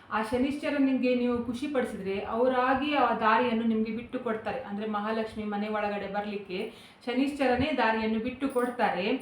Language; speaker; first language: Kannada; non-native, local second language; Konkani